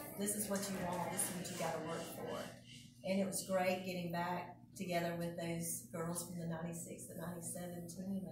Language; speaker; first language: English; native; English